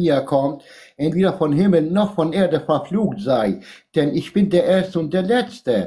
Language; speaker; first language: German; non-native, fluent; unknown